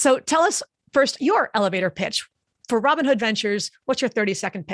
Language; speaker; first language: English; native; English